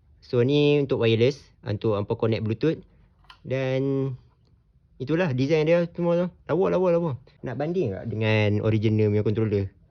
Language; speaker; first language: Malay; native; Malay